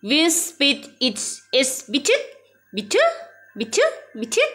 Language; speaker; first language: German; non-native, learner; Thai